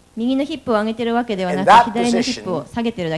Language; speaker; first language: Japanese; native; Japanese